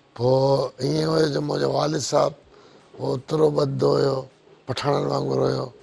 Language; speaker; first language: Sindhi; non-native, local second language; Brahui